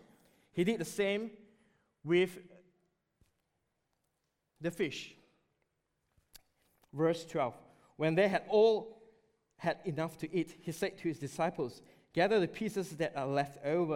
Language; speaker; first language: English; non-native, local second language; Chinese